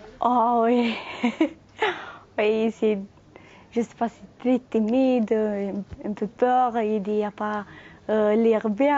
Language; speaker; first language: French; non-native, learner; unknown